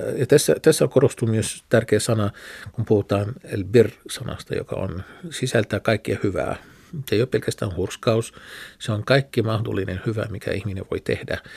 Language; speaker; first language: Finnish; non-native, fluent; Arabic